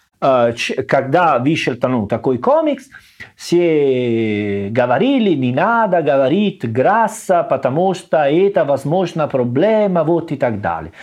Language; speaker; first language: Russian; non-native, learner; Italian